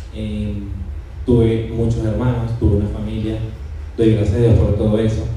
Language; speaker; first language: Spanish; native; Spanish